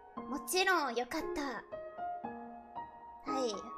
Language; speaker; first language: Japanese; native; Japanese